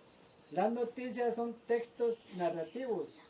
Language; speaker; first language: Spanish; native; Spanish